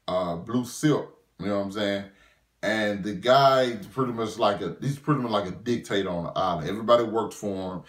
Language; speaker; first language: English; native; English